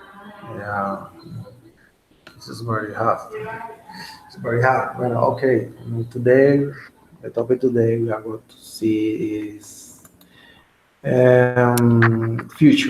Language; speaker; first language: English; non-native, learner; Spanish